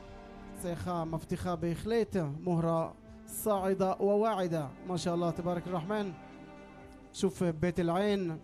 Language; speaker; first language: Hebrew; non-native, local second language; Arabic